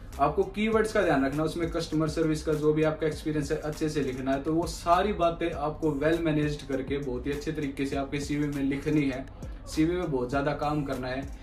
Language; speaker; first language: Hindi; native; Hindi